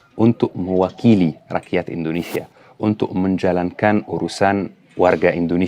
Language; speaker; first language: Indonesian; non-native, fluent; Arabic